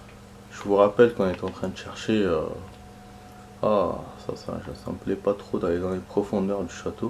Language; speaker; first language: French; native; French